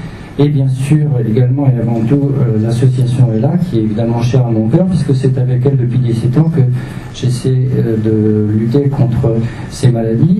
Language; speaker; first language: French; native; French